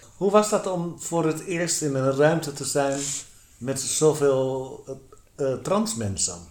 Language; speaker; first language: Dutch; native; Dutch